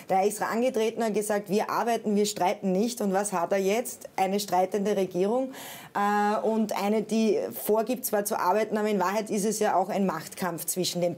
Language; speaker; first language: German; native; German